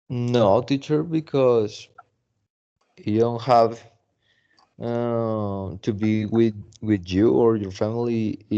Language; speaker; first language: English; non-native, learner; Spanish